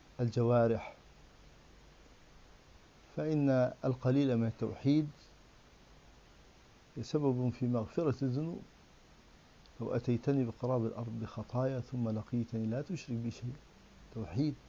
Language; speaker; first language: Arabic; native; Arabic